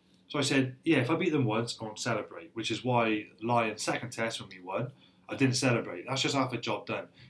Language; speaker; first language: English; native; English